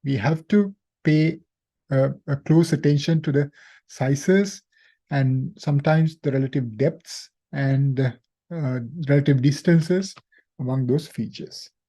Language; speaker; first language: English; non-native, local second language; Sinhala